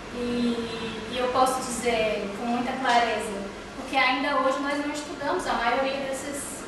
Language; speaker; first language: Portuguese; native; Portuguese